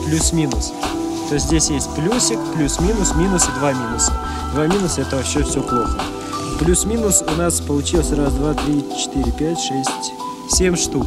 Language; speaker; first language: Russian; native; Russian